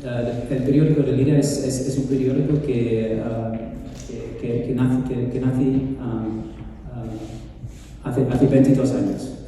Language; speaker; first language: Spanish; non-native, fluent; English